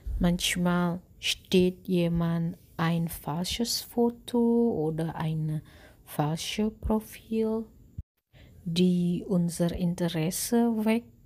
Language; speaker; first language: German; non-native, learner; Indonesian